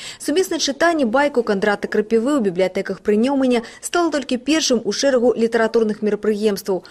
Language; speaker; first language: Belarusian; native; Belarusian